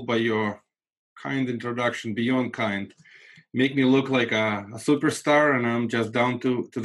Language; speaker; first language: English; non-native, fluent; Russian